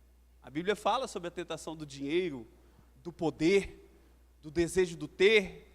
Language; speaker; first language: Portuguese; native; Portuguese